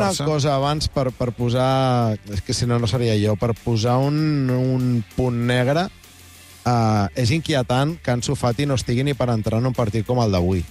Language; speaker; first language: Catalan; native; Catalan